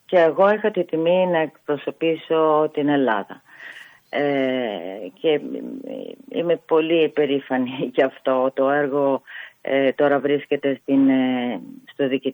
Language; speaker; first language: Greek; non-native, fluent; Italian